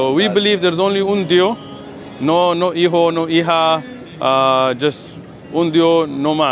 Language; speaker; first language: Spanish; non-native, learner; English